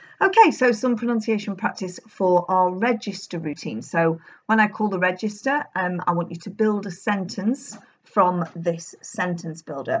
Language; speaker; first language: English; native; English